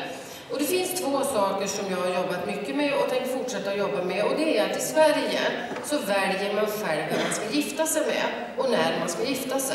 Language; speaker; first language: Swedish; native; Swedish